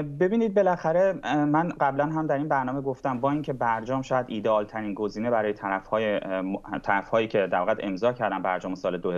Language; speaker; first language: Persian; native; Persian